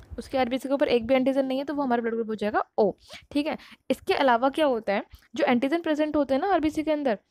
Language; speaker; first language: Hindi; native; Hindi